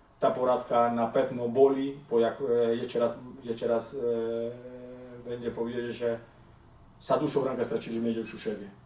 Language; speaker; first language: Polish; non-native, learner; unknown